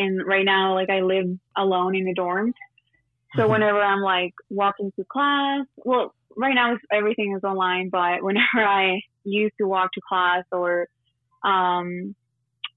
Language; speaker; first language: English; non-native, fluent; Spanish